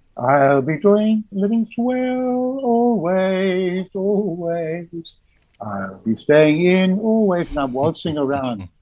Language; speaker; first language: English; native; English